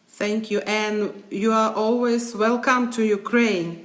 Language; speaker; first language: English; non-native, learner; Ukrainian